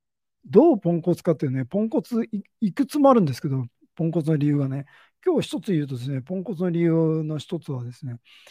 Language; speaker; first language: Japanese; native; Japanese